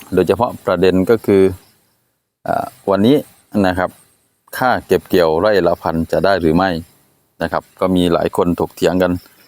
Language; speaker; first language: Thai; native; Thai